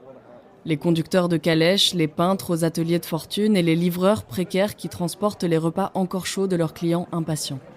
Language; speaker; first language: French; native; French